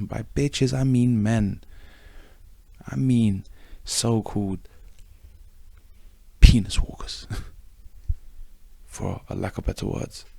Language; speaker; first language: English; native; English